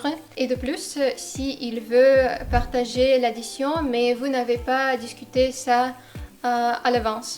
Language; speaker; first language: French; non-native, fluent; Russian